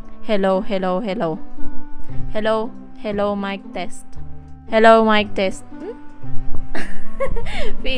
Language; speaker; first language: English; non-native, local second language; Filipino